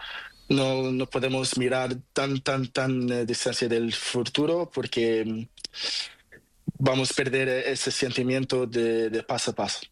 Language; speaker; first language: Spanish; non-native, fluent; Portuguese